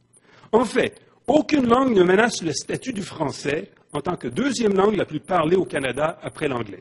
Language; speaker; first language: French; native; French